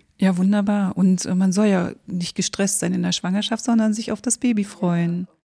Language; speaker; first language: German; native; German